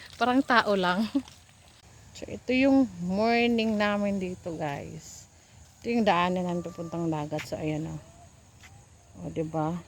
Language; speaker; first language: Filipino; non-native, local second language; Cebuano